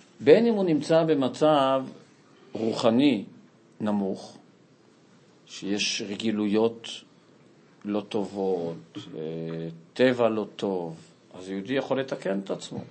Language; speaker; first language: Hebrew; non-native, fluent; Portuguese